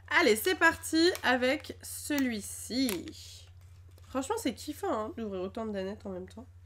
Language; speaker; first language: French; native; French